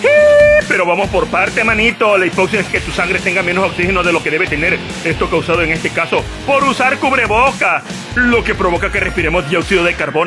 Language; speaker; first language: Spanish; native; Spanish